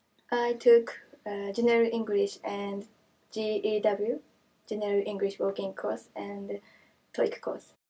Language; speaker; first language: English; non-native, learner; Japanese